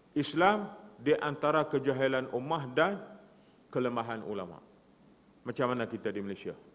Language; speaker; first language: Malay; native; Malay